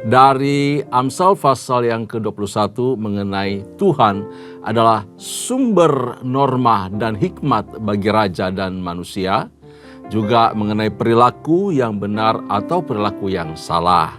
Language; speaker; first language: Indonesian; native; Indonesian